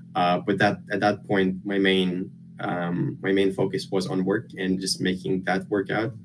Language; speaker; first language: English; non-native, fluent; Lithuanian